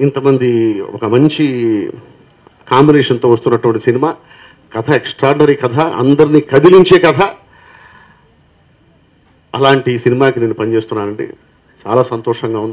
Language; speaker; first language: Telugu; native; Telugu